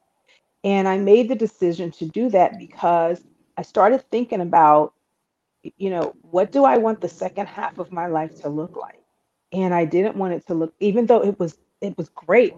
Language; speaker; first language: English; native; English